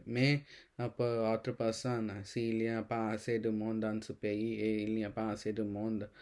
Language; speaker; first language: French; non-native, learner; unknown